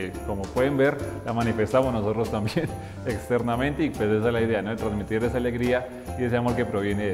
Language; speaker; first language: Spanish; native; Spanish